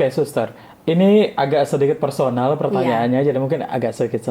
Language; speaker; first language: Indonesian; non-native, fluent; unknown